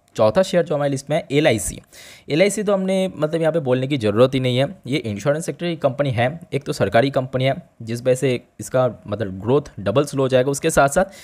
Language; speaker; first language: Hindi; native; Hindi